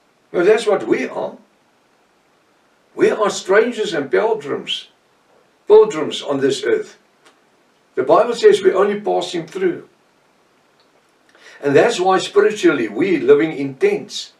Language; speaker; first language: English; non-native, local second language; Afrikaans